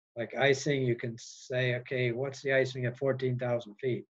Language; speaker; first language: English; native; English